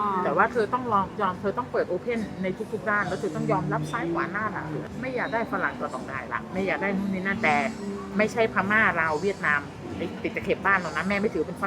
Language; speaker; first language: Thai; native; Thai